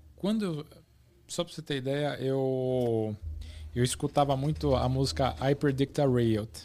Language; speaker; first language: Portuguese; native; Portuguese